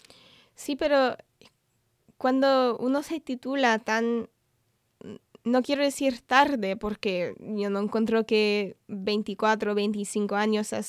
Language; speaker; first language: Spanish; non-native, fluent; English